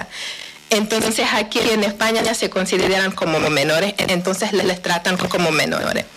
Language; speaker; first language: Spanish; non-native, fluent; Wolof